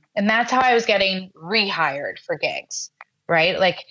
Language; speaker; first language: English; native; English